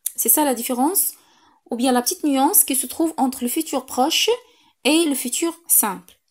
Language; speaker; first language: French; non-native, local second language; Arabic